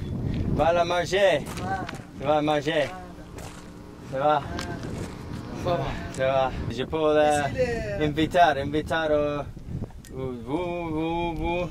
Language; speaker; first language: French; non-native, learner; English